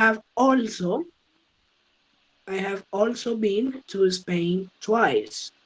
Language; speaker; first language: English; non-native, learner; Spanish